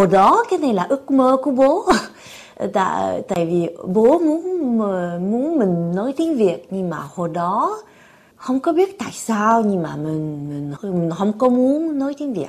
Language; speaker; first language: Vietnamese; early bilingual, heritage; Vietnamese